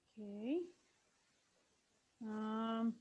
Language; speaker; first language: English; non-native, learner; Spanish